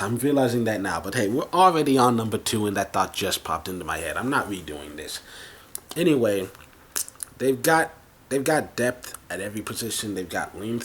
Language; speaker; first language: English; native; English